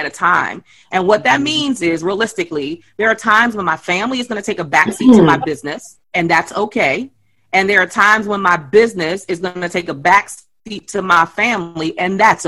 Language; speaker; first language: English; native; English